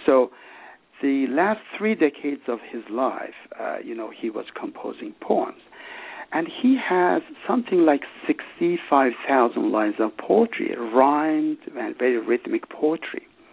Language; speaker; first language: English; non-native, fluent; Persian